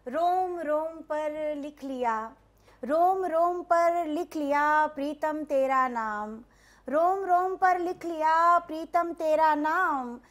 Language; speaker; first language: Hindi; native; Hindi